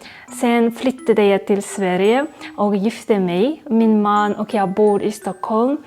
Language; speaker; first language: Swedish; non-native, learner; Kazakh